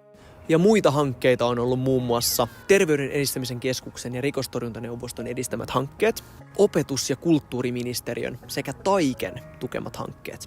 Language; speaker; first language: Finnish; native; Finnish